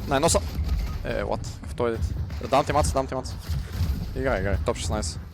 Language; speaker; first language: Bulgarian; native; Bulgarian